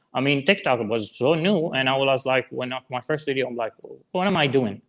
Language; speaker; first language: English; non-native, fluent; Arabic